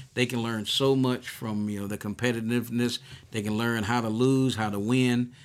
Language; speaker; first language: English; native; English